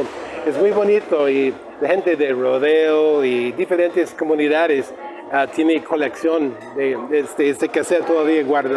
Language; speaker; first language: Spanish; non-native, fluent; English